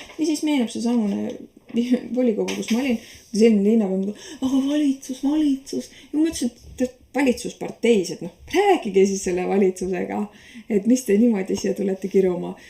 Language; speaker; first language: Estonian; native; Estonian